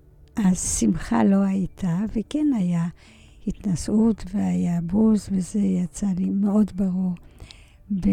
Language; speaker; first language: Hebrew; early bilingual, other home language; Polish